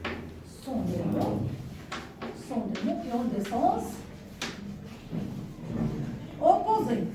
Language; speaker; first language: French; non-native, local second language; Arabic